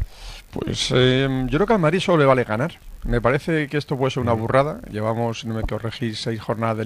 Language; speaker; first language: Spanish; native; Spanish